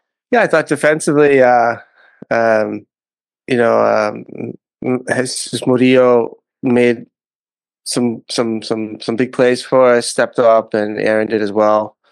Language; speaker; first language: English; native; English